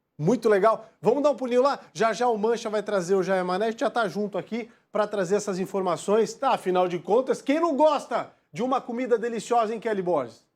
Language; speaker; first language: Portuguese; native; Portuguese